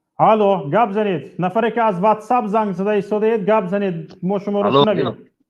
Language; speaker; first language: Persian; native; Persian